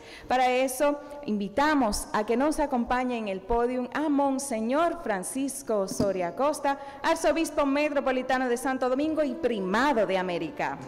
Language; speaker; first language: Spanish; native; Spanish